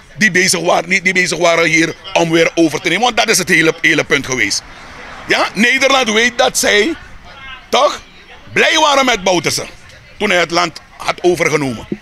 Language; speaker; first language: Dutch; native; Dutch